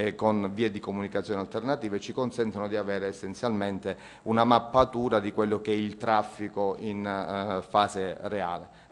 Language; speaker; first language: Italian; native; Italian